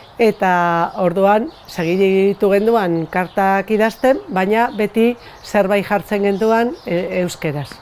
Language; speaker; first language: Basque; non-native, local second language; Spanish